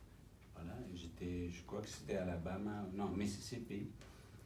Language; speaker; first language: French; non-native, fluent; English